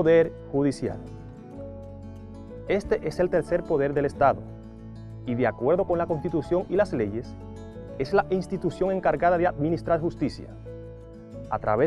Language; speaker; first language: Spanish; native; Spanish